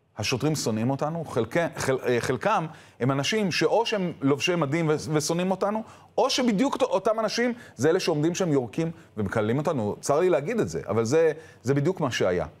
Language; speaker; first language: Hebrew; native; Hebrew